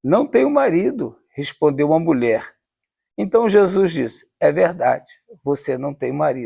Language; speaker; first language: Portuguese; native; Portuguese